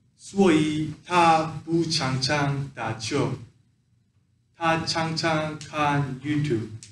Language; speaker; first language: Chinese; non-native, learner; Korean